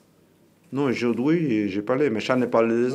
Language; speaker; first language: French; non-native, learner; Portuguese